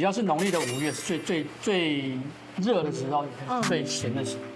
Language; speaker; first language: Chinese; native; Chinese